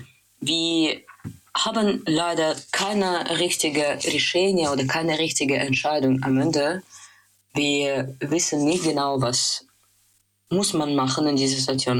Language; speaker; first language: German; non-native, fluent; Russian